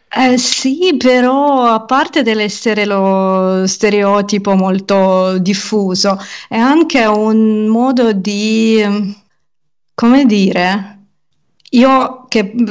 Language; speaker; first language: Italian; non-native, fluent; Russian